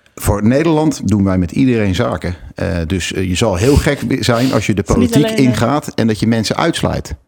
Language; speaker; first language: Dutch; native; Dutch